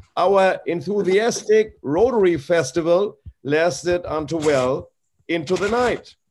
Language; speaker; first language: English; non-native, fluent; German